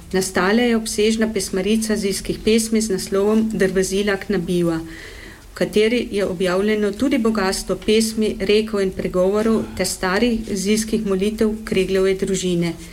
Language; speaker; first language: Slovenian; native; Slovenian